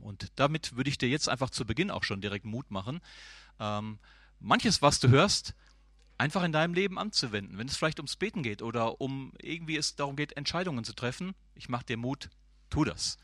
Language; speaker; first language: German; native; German